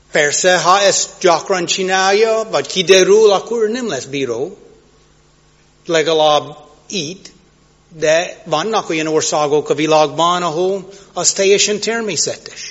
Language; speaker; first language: Hungarian; non-native, fluent; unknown